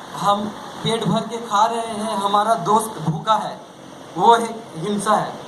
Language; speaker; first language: Hindi; non-native, local second language; Bangla